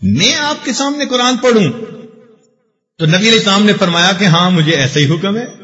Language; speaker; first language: Urdu; non-native, local second language; Punjabi